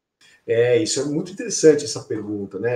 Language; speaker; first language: Portuguese; native; Portuguese